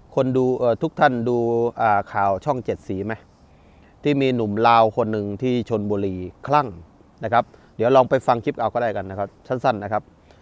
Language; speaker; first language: Thai; native; Thai